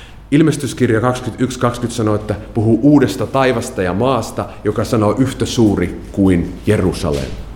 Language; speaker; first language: Finnish; non-native, fluent; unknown